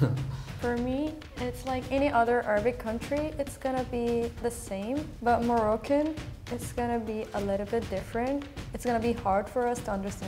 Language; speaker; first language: English; non-native, fluent; Arabic